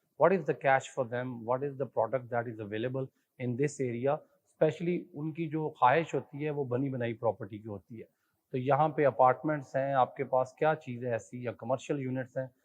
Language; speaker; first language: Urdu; native; Urdu